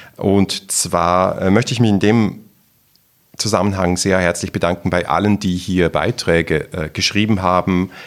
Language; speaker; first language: German; native; German